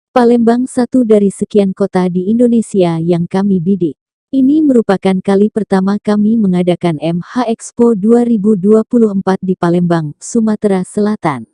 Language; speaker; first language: Indonesian; native; Indonesian